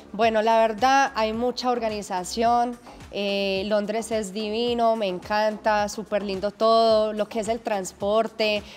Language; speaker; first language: Spanish; early bilingual, heritage; English